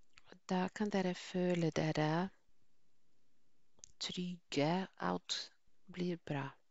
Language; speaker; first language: Norwegian; non-native, fluent; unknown